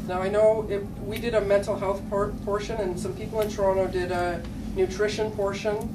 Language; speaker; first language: English; native; English